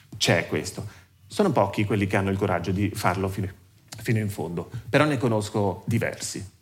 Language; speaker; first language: Italian; native; Italian